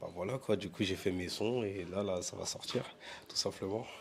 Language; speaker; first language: French; native; French